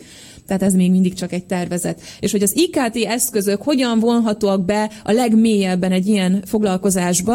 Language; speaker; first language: Hungarian; native; Hungarian